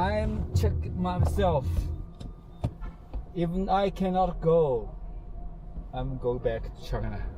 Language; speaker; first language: English; non-native, learner; Chinese